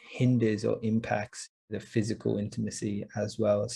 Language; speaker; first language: English; native; English